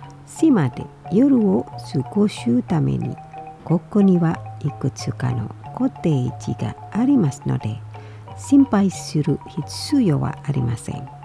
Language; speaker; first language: Japanese; non-native, fluent; Indonesian